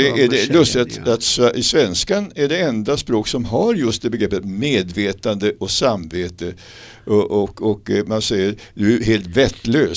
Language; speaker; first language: Swedish; native; Swedish